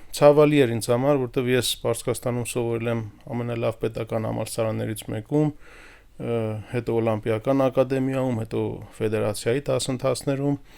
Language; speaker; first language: Armenian; early bilingual, heritage; Armenian